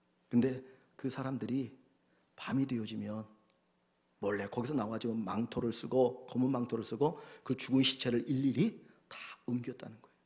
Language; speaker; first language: Korean; native; Korean